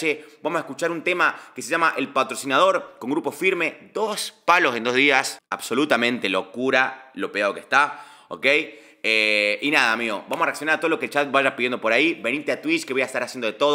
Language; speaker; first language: Spanish; native; Spanish